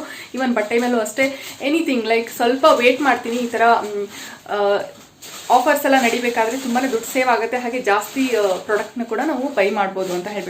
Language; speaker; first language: Kannada; native; Kannada